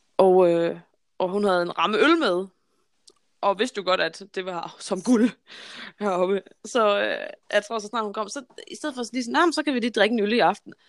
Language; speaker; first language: Danish; native; Danish